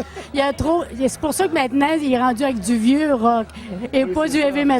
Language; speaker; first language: French; native; French